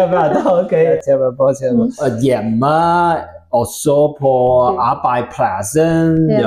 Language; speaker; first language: Norwegian; non-native, learner; Welsh